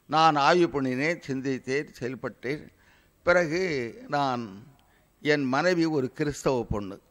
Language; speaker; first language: Tamil; native; Tamil